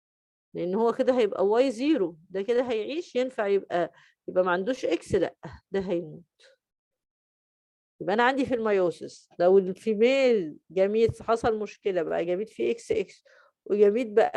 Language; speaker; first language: Arabic; native; Arabic